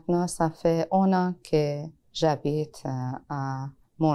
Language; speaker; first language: French; non-native, learner; Persian